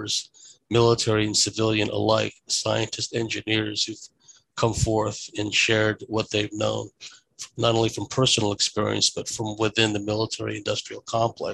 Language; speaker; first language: English; native; English